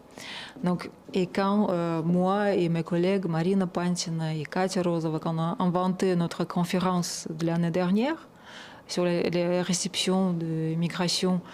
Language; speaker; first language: French; non-native, fluent; Russian